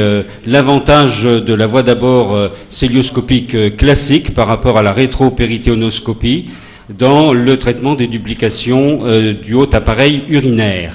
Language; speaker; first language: French; native; French